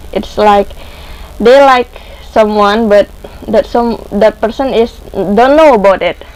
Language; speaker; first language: English; non-native, learner; Indonesian